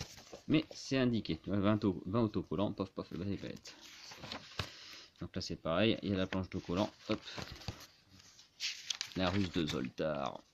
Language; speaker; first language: French; native; French